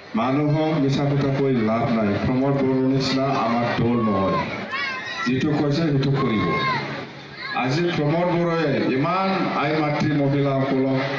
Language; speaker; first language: Assamese; non-native, local second language; Bangla